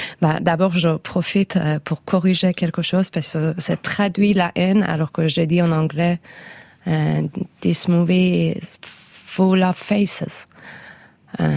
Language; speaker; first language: French; non-native, fluent; Persian